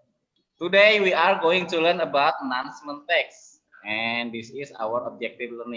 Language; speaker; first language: English; non-native, learner; Indonesian